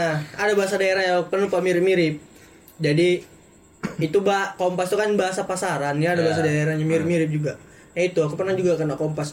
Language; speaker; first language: Indonesian; native; Indonesian